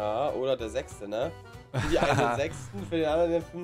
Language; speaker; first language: German; native; German